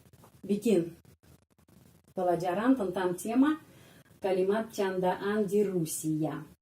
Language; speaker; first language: Indonesian; non-native, fluent; Russian